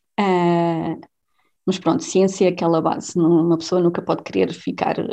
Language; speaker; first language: Portuguese; native; Portuguese